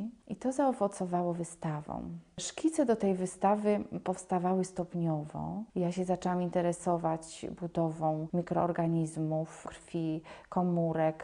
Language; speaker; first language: Polish; native; Polish